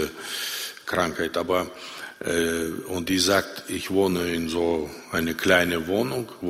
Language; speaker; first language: German; non-native, fluent; Russian